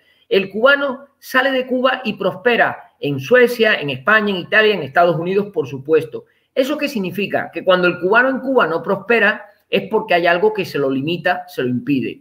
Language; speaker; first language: Spanish; native; Spanish